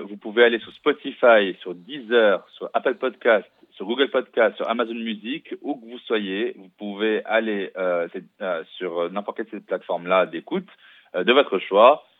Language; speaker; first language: French; non-native, local second language; Arabic